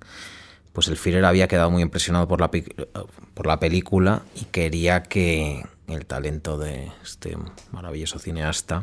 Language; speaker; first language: Spanish; native; Spanish